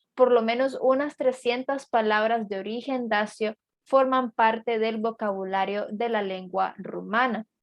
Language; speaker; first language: Spanish; native; Spanish